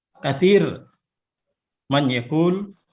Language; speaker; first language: Arabic; non-native, fluent; Indonesian